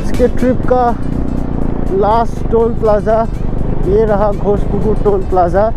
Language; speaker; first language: Hindi; non-native, local second language; Bangla